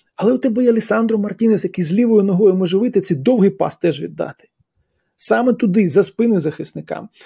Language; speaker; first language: Ukrainian; native; Ukrainian